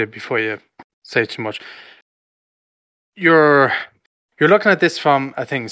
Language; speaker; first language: English; native; English